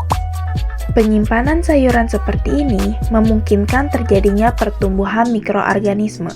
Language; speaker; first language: Indonesian; native; Indonesian